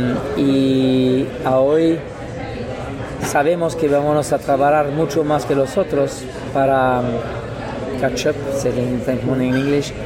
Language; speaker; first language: Spanish; non-native, learner; French